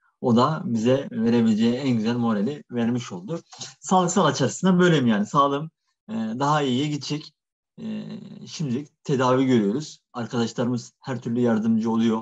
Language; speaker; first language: Turkish; native; Turkish